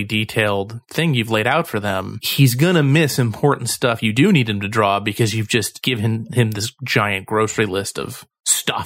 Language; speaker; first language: English; native; English